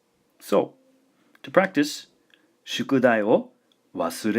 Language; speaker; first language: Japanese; non-native, fluent; English